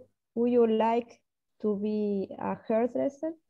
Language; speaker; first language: English; non-native, learner; Spanish